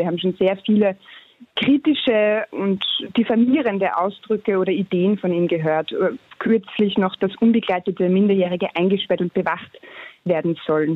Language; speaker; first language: German; native; German